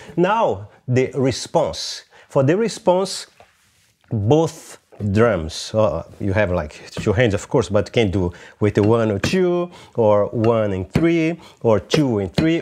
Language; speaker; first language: English; non-native, fluent; Portuguese